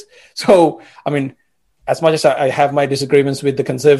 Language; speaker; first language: English; non-native, local second language; Sinhala